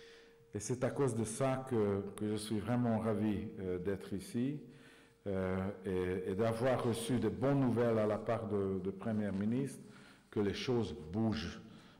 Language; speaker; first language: French; non-native, fluent; Hungarian